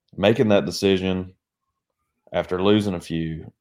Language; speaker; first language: English; native; English